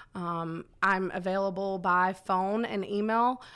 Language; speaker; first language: English; native; English